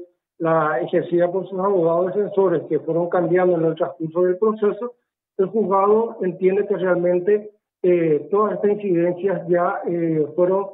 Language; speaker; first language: Spanish; native; Spanish